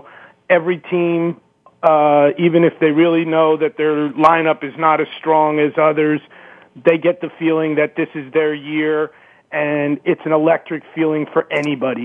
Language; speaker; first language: English; native; English